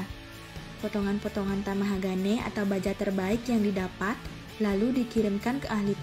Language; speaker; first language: Indonesian; native; Indonesian